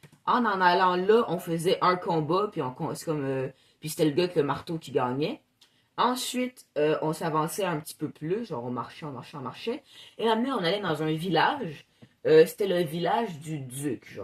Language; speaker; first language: French; native; French